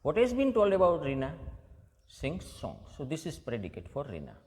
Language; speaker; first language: English; non-native, local second language; Gujarati